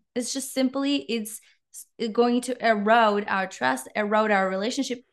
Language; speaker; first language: English; non-native, fluent; Czech